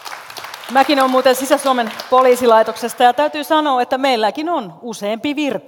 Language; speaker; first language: Finnish; native; Finnish